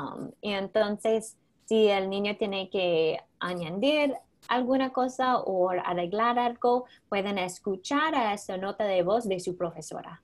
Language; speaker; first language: Spanish; non-native, fluent; English